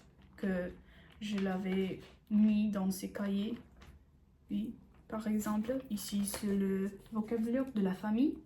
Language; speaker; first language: French; non-native, learner; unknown